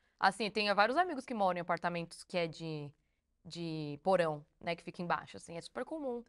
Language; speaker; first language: Portuguese; native; Portuguese